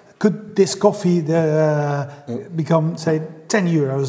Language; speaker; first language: English; non-native, fluent; Dutch